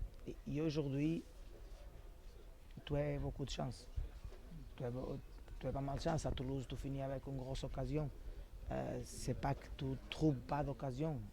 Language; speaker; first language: French; non-native, fluent; Portuguese